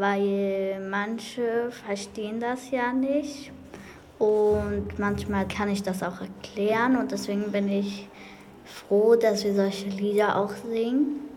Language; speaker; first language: German; early bilingual, other home language; Arabic